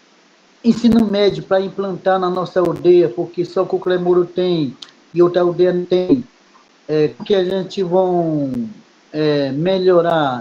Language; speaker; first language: Portuguese; non-native, local second language; Kayapó